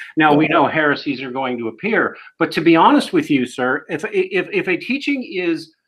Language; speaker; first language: English; native; English